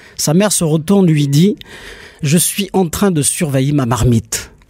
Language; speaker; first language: French; non-native, local second language; Kabyle